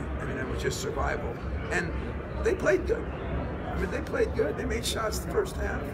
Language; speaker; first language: English; native; English